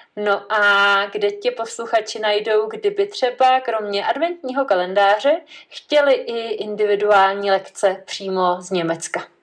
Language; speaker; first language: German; non-native, fluent; Czech